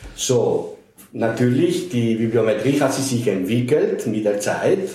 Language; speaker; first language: German; non-native, fluent; Spanish